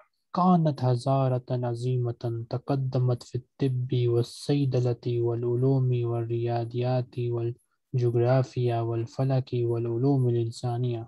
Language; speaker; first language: Arabic; non-native, fluent; Urdu